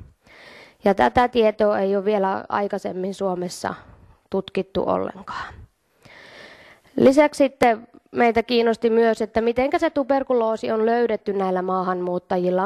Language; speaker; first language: Finnish; native; Finnish